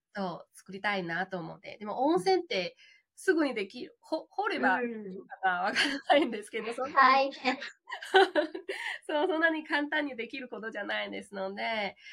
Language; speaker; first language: Japanese; non-native, fluent; Chinese